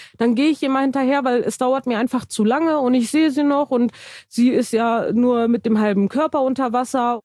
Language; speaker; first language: German; early bilingual, other home language; Turkish